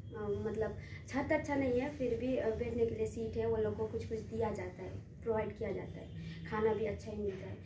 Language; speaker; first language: Hindi; non-native, local second language; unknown